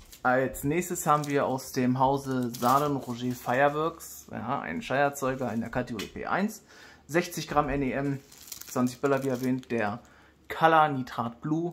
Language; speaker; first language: German; native; German